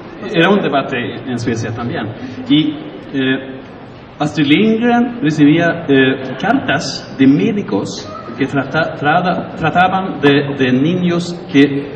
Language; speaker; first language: Spanish; non-native, learner; Swedish